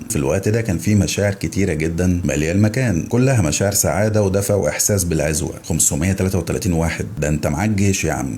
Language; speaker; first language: Arabic; native; Arabic